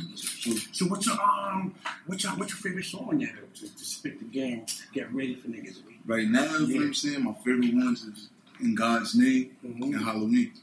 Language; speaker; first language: English; native; English